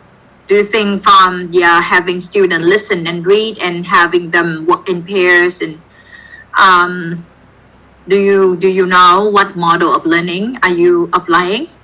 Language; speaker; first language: English; non-native, fluent; Vietnamese